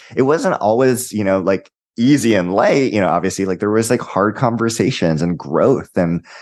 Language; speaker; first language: English; native; English